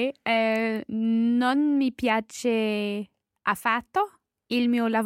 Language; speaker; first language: Italian; non-native, learner; English